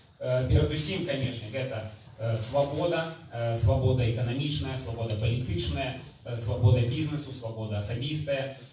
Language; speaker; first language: Belarusian; native; Belarusian